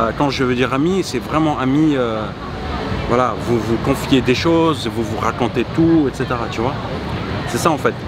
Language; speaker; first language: French; native; French